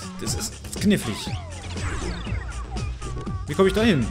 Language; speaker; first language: German; native; German